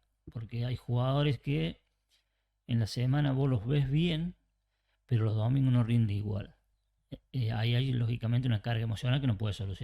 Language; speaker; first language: Spanish; native; Spanish